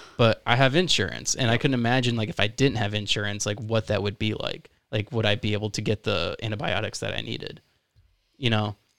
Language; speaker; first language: English; native; English